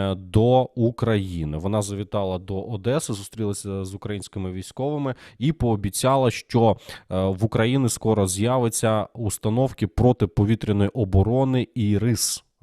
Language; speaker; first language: Ukrainian; native; Ukrainian